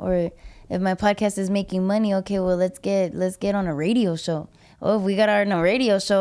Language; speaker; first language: English; early bilingual, other home language; Spanish